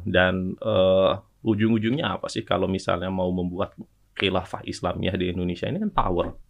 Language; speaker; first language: Indonesian; native; Indonesian